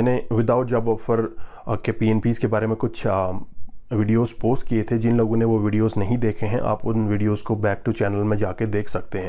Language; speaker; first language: Hindi; native; Hindi